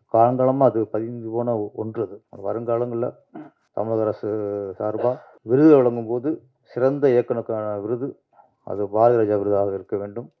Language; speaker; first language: Tamil; native; Tamil